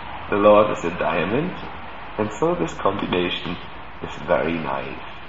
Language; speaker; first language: English; non-native, fluent; German